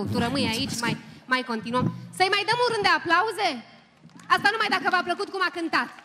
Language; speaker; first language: Romanian; native; Romanian